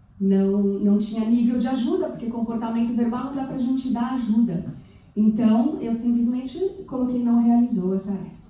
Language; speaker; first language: Portuguese; native; Portuguese